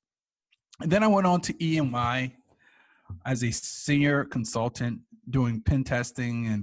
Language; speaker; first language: English; native; English